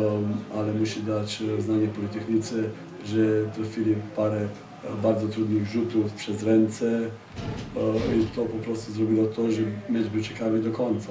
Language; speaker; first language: Polish; non-native, fluent; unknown